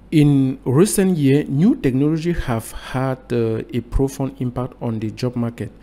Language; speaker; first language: English; non-native, local second language; French